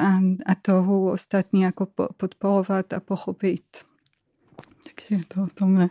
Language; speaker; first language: Czech; non-native, fluent; Hebrew